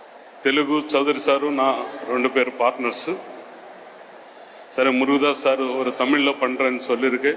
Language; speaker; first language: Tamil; non-native, learner; Telugu